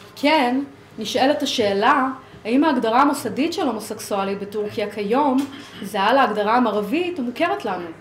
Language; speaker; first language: Hebrew; native; Hebrew